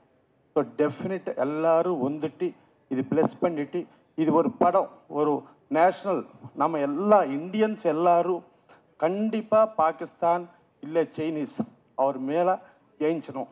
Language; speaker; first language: Tamil; non-native, local second language; Telugu